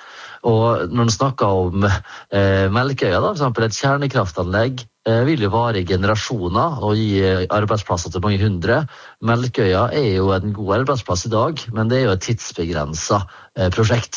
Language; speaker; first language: Norwegian; native; Norwegian